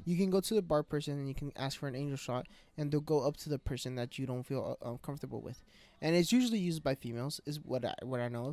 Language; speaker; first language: English; early bilingual, other home language; Spanish